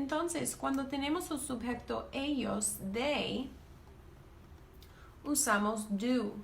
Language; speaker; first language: Spanish; non-native, learner; English